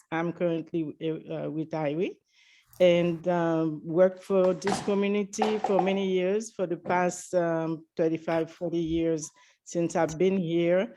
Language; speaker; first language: English; early bilingual, other home language; Haitian Creole